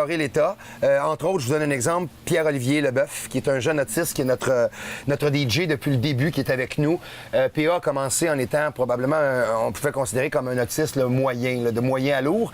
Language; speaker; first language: French; native; French